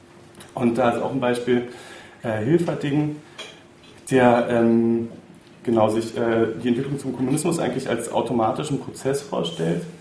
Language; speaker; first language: German; native; German